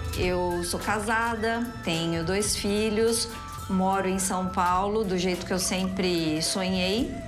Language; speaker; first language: Portuguese; early bilingual, other home language; Cantonese